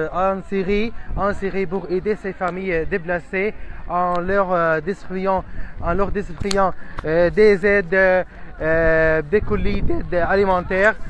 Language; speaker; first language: French; non-native, fluent; Arabic